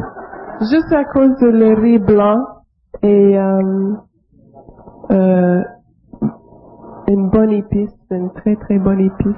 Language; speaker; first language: French; non-native, fluent; English